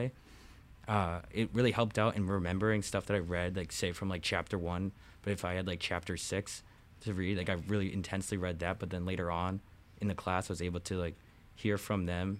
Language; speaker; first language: English; native; English